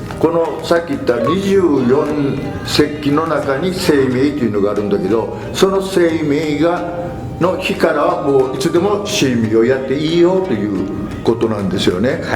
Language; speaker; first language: Japanese; native; Japanese